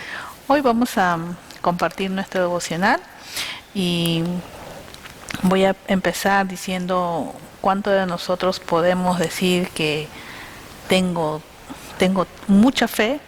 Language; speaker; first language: Spanish; native; Spanish